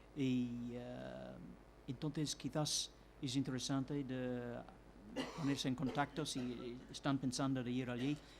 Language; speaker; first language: Spanish; non-native, fluent; English